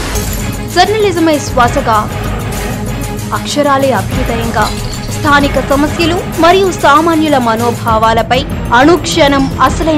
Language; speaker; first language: Telugu; native; Telugu